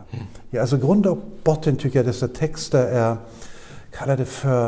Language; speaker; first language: Swedish; non-native, fluent; German